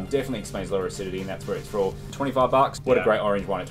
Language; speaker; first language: English; native; English